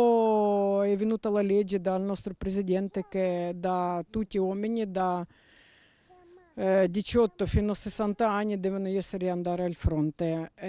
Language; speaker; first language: Italian; non-native, learner; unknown